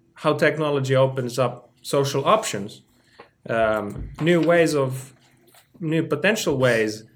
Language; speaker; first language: English; non-native, fluent; Finnish